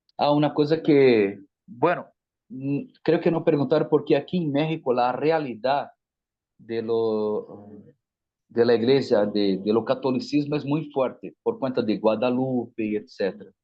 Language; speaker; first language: Spanish; non-native, fluent; Portuguese